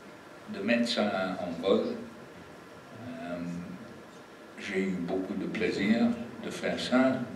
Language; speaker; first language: French; non-native, fluent; English